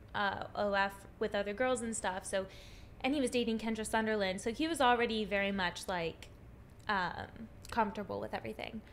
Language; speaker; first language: English; native; English